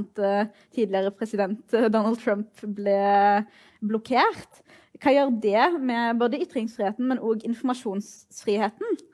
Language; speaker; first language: Norwegian; early bilingual, other home language; Arabic